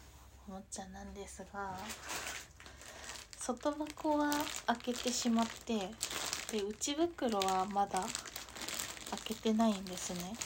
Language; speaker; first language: Japanese; native; Japanese